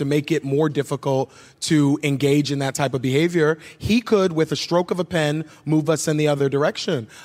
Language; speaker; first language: English; native; English